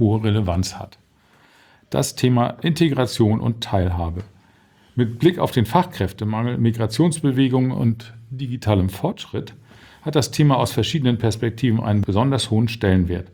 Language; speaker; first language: German; native; German